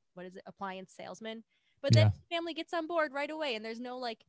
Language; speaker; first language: English; native; English